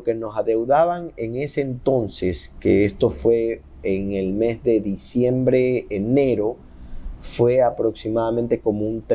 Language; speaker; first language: Spanish; native; Spanish